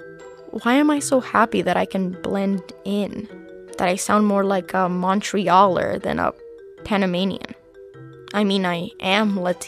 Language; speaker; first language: English; non-native, fluent; Spanish